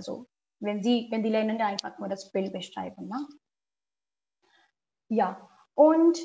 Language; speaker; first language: German; non-native, fluent; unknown